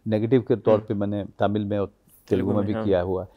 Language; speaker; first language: Hindi; native; Hindi